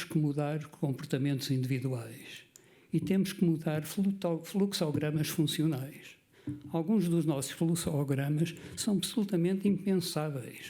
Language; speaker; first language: Portuguese; native; Portuguese